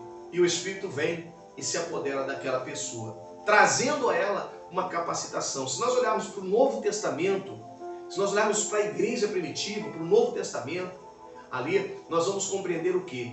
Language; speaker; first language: Portuguese; native; Portuguese